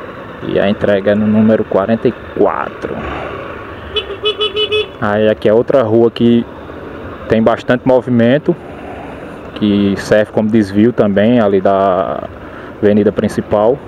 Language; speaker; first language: Portuguese; native; Portuguese